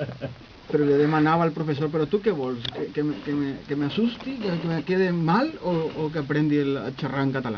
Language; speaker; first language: Catalan; non-native, fluent; Spanish